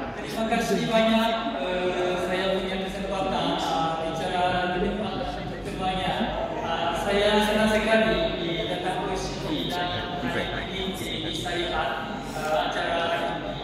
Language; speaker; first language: Indonesian; non-native, learner; Japanese